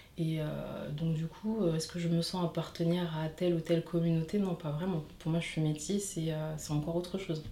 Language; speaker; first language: French; native; French